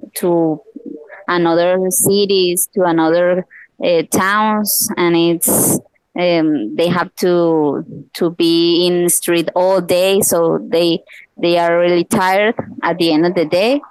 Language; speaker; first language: English; non-native, learner; Spanish